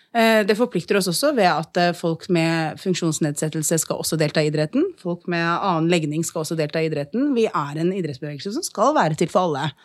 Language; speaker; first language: Norwegian; early bilingual, other home language; Arabic